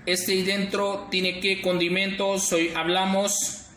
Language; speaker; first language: Spanish; non-native, learner; Urdu